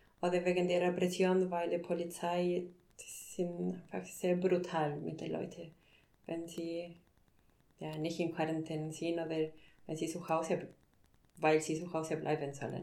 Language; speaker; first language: German; non-native, fluent; Spanish